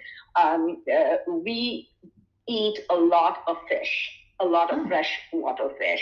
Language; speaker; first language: English; non-native, local second language; Bangla